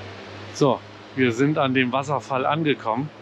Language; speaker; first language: German; native; German